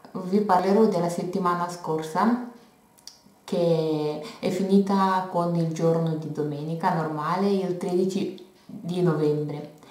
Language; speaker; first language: Italian; non-native, fluent; Romanian